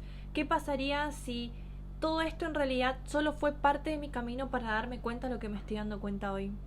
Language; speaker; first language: Spanish; native; Spanish